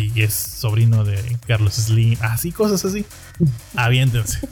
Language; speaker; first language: Spanish; native; Spanish